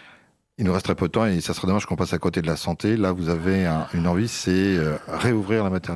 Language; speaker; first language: French; native; French